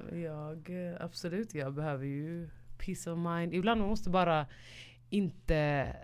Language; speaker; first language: Swedish; early bilingual, other home language; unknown